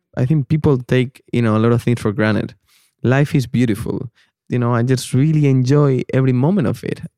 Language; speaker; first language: English; non-native, fluent; Spanish